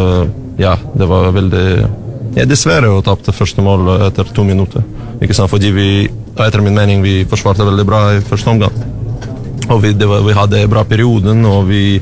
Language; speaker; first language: Norwegian; non-native, learner; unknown